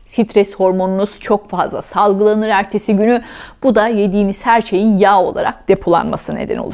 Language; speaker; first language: Turkish; native; Turkish